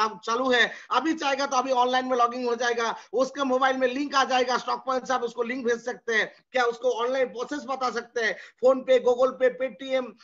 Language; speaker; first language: Hindi; non-native, local second language; Bangla